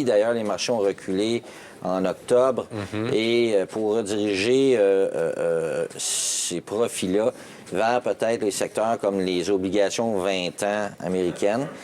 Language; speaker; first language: French; native; French